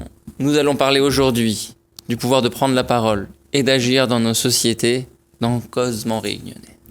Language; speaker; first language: French; native; French